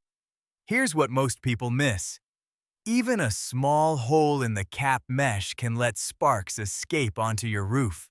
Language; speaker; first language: English; native; English